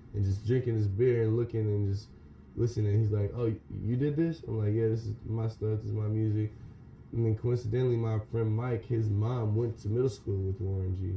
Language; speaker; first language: English; native; English